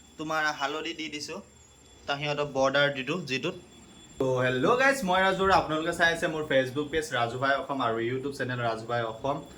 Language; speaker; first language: Assamese; native; Assamese